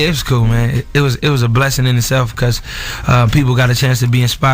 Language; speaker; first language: English; native; English